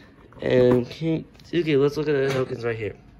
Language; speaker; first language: English; native; English